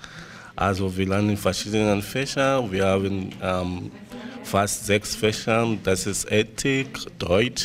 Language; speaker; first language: German; non-native, learner; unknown